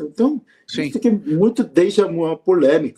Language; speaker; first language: Portuguese; non-native, learner; Korean